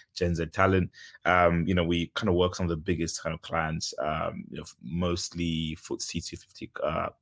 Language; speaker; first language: English; early bilingual, other home language; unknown